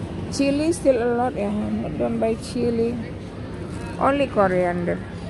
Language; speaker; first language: English; non-native, learner; Indonesian